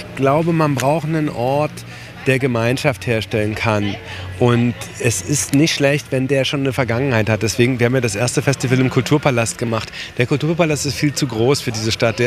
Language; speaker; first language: German; native; German